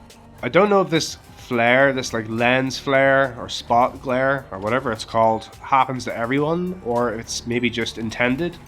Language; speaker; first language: English; native; English